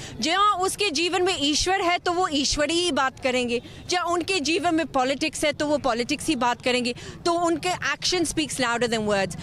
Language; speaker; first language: Hindi; native; Hindi